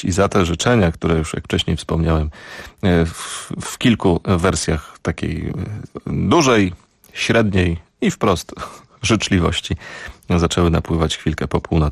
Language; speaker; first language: Polish; native; Polish